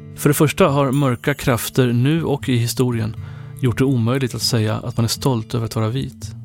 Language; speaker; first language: Swedish; native; Swedish